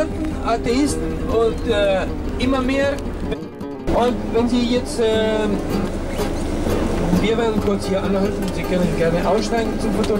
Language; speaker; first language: German; non-native, fluent; Spanish